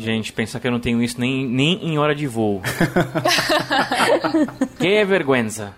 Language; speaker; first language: Portuguese; native; Portuguese